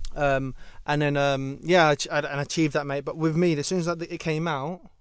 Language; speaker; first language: English; native; English